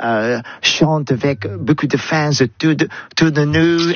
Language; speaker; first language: French; non-native, learner; English